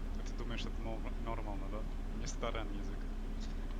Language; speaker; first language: Russian; non-native, learner; English